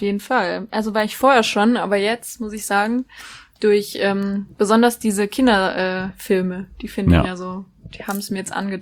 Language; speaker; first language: German; native; German